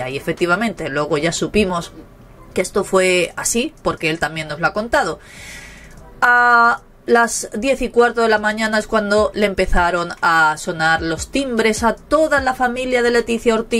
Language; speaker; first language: Spanish; native; Spanish